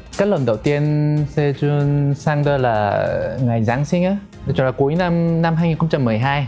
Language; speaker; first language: Vietnamese; non-native, fluent; Korean